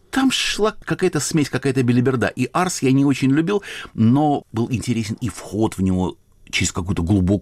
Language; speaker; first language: Russian; native; Russian